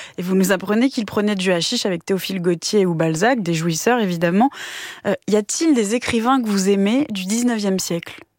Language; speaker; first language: French; native; French